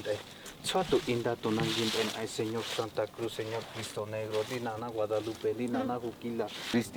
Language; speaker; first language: Spanish; native; Spanish